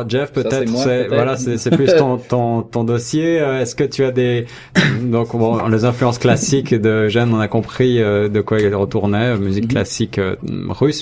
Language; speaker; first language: French; native; French